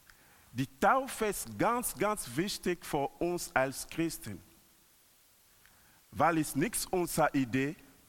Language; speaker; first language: German; non-native, learner; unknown